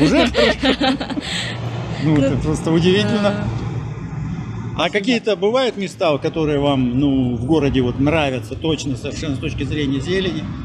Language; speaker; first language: Russian; native; Russian